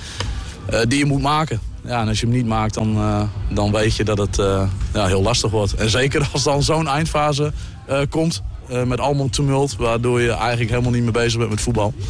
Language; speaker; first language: Dutch; native; Dutch